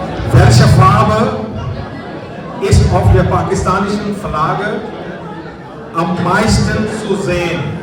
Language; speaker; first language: German; non-native, fluent; Urdu